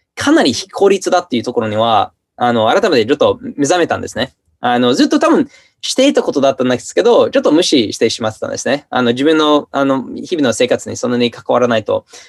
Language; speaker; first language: Japanese; non-native, fluent; English